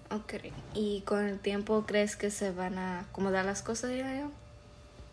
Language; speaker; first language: Spanish; early bilingual, heritage; Spanish